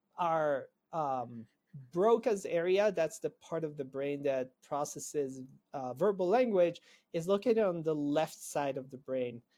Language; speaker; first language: English; non-native, fluent; Hebrew